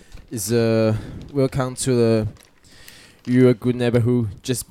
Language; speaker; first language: English; non-native, learner; Chinese